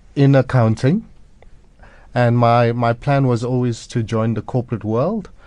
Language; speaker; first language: English; native; English